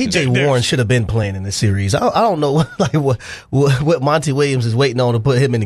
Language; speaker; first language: English; native; English